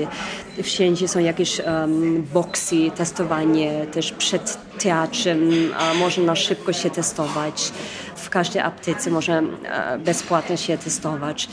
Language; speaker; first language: Polish; non-native, fluent; German